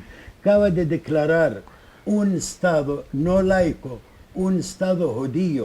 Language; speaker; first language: Spanish; non-native, fluent; Arabic